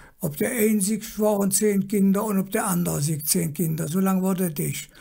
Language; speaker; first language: German; native; German